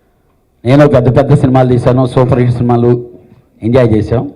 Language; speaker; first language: Telugu; native; Telugu